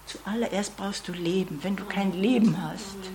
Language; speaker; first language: German; non-native, fluent; English